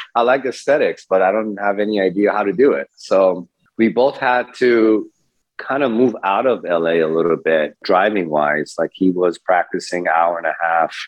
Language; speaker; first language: English; early bilingual, other home language; Persian